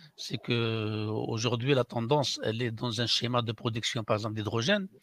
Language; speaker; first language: French; non-native, local second language; Arabic